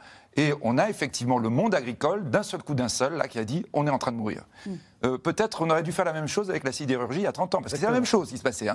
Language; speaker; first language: French; native; French